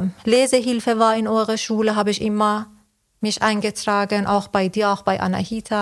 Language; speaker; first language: German; non-native, fluent; Persian